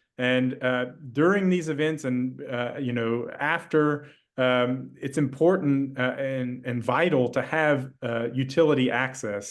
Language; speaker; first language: English; native; English